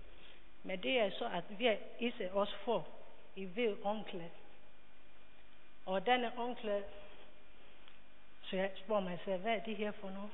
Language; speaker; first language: Danish; non-native, learner; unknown